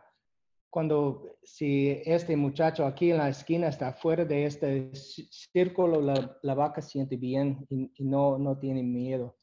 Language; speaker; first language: Spanish; non-native, learner; English